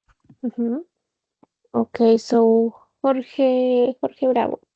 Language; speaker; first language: English; non-native, fluent; Spanish